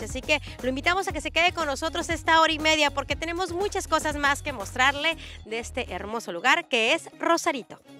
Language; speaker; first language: Spanish; native; Spanish